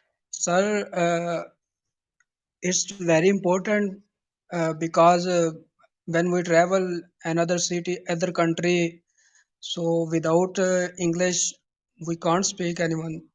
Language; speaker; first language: English; non-native, learner; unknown